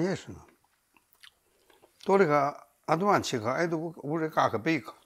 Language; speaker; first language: Russian; non-native, learner; Chinese